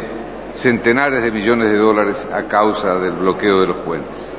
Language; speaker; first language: Spanish; native; Spanish